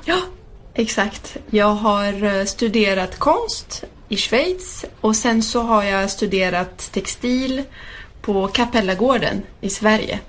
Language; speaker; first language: Swedish; early bilingual, heritage; Swedish